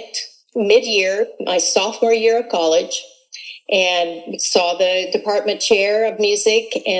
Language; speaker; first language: English; native; English